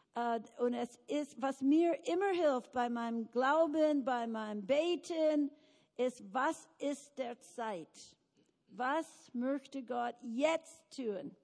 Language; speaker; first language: German; non-native, fluent; English